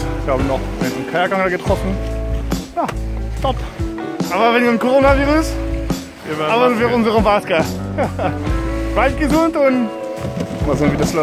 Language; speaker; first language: German; non-native, fluent; French